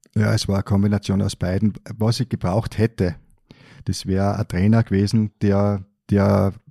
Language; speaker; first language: German; native; German